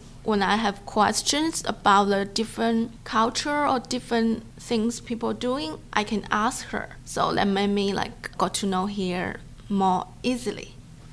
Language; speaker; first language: English; non-native, learner; Chinese